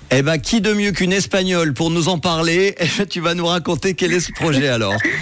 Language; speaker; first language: French; native; French